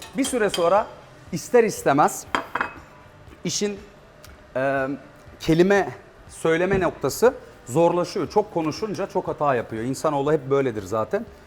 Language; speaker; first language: Turkish; native; Turkish